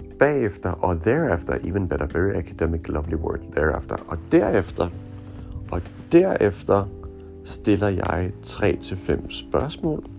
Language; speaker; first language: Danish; non-native, fluent; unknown